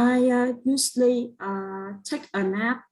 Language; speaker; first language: English; non-native, learner; Vietnamese